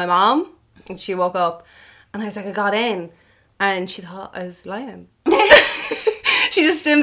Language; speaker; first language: English; non-native, local second language; Irish